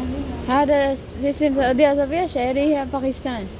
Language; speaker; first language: Arabic; non-native, learner; Indonesian